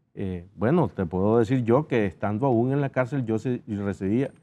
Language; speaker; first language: Spanish; native; Spanish